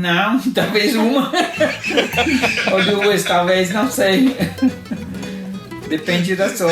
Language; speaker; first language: Portuguese; non-native, fluent; Italian